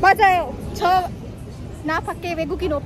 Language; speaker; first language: Korean; non-native, learner; Hindi